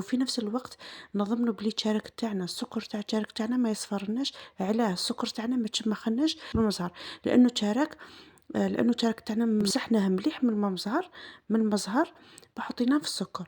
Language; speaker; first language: Arabic; native; Arabic